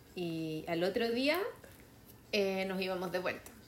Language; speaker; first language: Spanish; native; Spanish